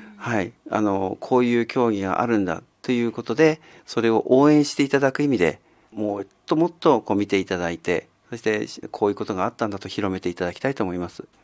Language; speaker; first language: Japanese; native; Japanese